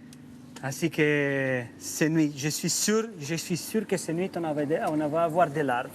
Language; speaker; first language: French; non-native, fluent; Italian